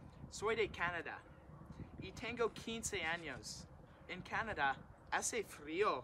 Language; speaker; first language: Spanish; non-native, learner; English